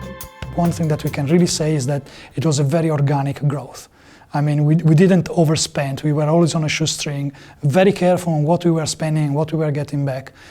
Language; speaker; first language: English; non-native, fluent; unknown